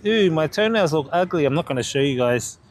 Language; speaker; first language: English; native; English